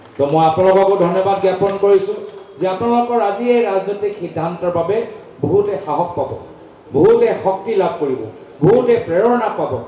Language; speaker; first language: Assamese; native; Assamese